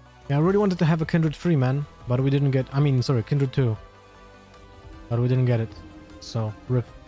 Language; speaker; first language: English; non-native, fluent; Polish